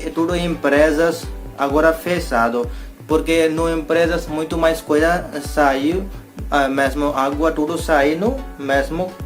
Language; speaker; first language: Portuguese; non-native, learner; Hindi